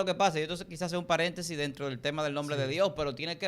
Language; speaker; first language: Spanish; native; Spanish